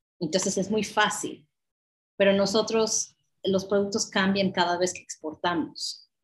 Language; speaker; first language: Spanish; non-native, fluent; English